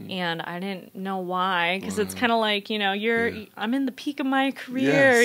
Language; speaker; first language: English; native; English